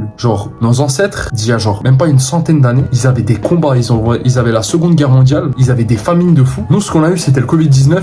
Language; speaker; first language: French; native; French